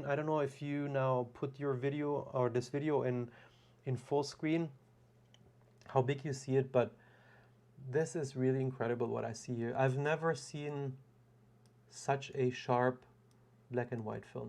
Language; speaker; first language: English; non-native, fluent; German